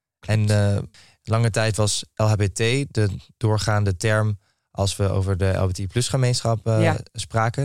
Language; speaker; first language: Dutch; native; Dutch